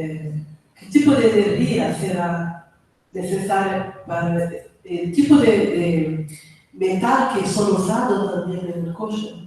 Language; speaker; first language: Spanish; non-native, fluent; Portuguese